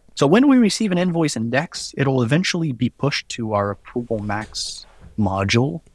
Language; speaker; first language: English; non-native, fluent; French